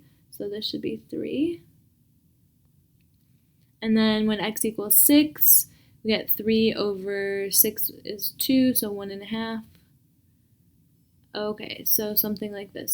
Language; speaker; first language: English; native; English